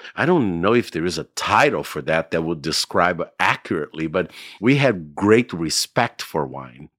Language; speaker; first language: English; non-native, fluent; Portuguese